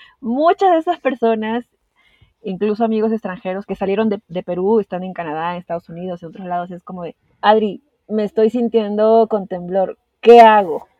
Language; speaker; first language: Spanish; native; Spanish